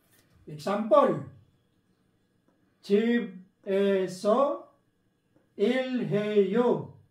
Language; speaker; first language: Korean; non-native, learner; Filipino